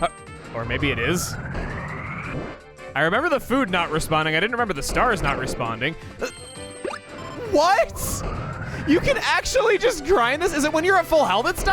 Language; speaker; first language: English; native; English